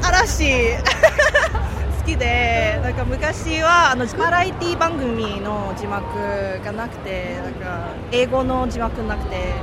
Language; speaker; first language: Japanese; non-native, learner; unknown